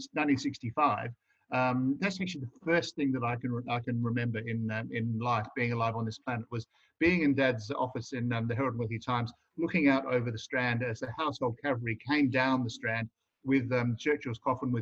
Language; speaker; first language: English; native; English